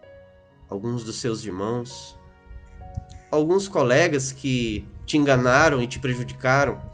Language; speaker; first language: Portuguese; native; Portuguese